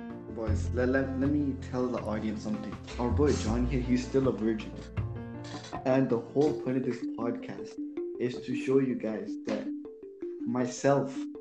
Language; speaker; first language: English; early bilingual, other home language; Punjabi